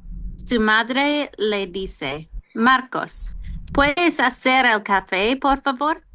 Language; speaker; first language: Spanish; non-native, learner; English